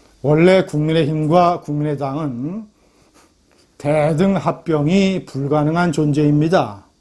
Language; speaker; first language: Korean; native; Korean